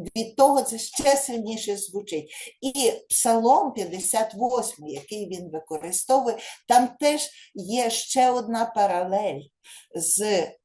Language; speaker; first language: Ukrainian; native; Ukrainian